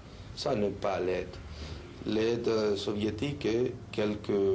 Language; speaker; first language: French; non-native, fluent; Spanish